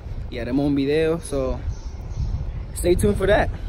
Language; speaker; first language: English; non-native, local second language; Spanish